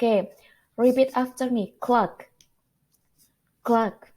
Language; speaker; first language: English; non-native, learner; Indonesian